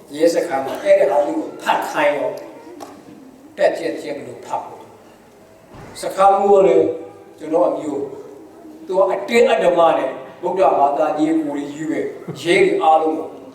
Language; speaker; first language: Burmese; non-native, local second language; Hakha Chin